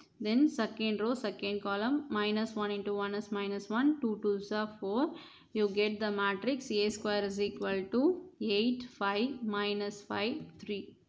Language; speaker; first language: English; non-native, local second language; Tamil